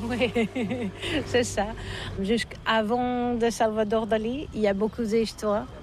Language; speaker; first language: French; non-native, learner; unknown